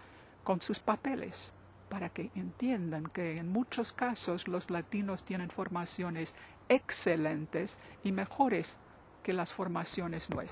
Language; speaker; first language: Spanish; non-native, fluent; English